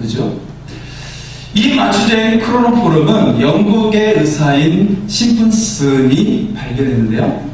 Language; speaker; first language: Korean; native; Korean